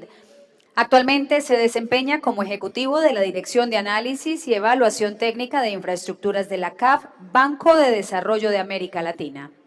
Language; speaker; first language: Spanish; native; Spanish